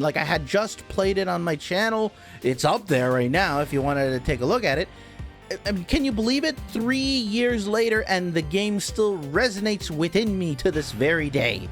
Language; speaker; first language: English; native; English